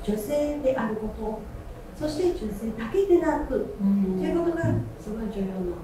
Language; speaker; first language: Japanese; non-native, fluent; Chinese